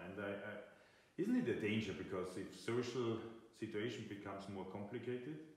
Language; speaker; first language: English; non-native, fluent; German